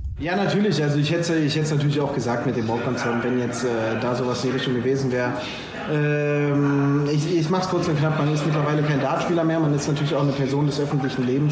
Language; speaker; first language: German; native; German